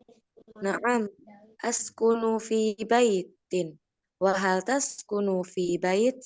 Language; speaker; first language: Arabic; non-native, learner; Indonesian